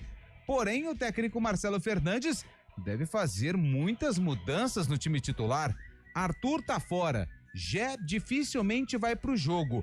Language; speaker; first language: Portuguese; native; Portuguese